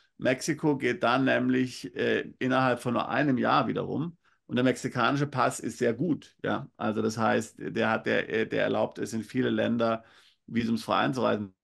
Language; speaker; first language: German; native; German